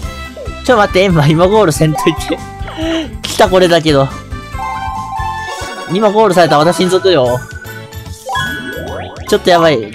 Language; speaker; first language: Japanese; native; Japanese